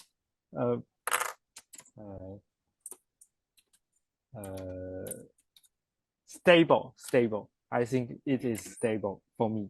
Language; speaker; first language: English; non-native, learner; Chinese